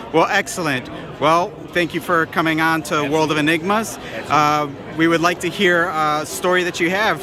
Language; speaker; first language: English; native; English